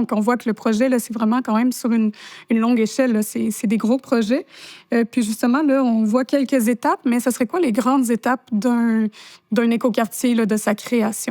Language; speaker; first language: French; native; French